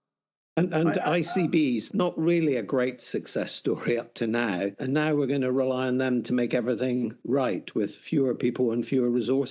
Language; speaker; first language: English; native; English